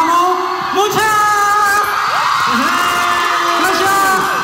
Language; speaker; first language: Spanish; non-native, learner; Korean